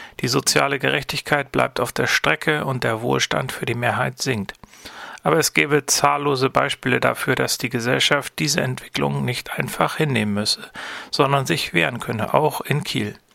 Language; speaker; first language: German; native; German